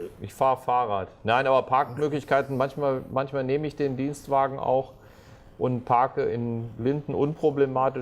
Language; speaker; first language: German; native; German